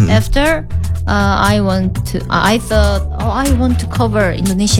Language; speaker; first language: English; non-native, learner; Korean